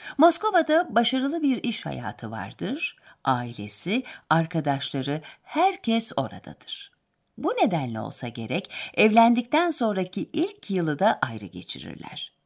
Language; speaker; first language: Turkish; native; Turkish